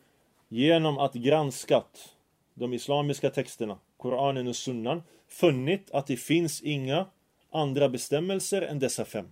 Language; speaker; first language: Swedish; early bilingual, other home language; Arabic